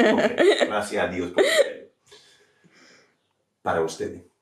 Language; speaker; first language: Spanish; non-native, fluent; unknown